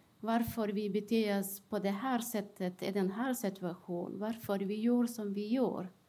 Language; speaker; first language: Swedish; non-native, fluent; Persian